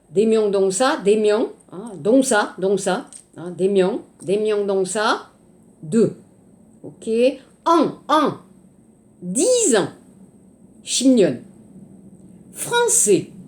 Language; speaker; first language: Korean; non-native, learner; French